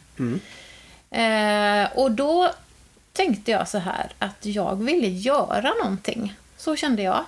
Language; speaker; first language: Swedish; native; Swedish